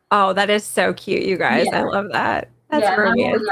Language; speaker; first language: English; native; English